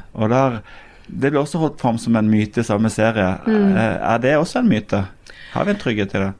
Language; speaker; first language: Norwegian; native; Norwegian